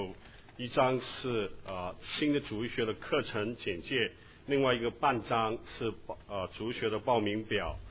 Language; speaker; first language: Chinese; native; Chinese